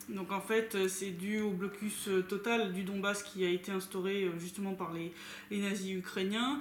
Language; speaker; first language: French; native; French